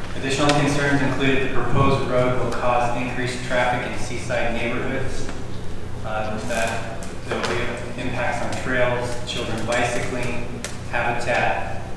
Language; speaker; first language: English; native; English